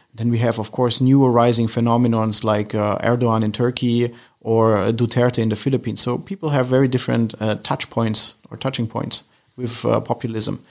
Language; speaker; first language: English; non-native, fluent; German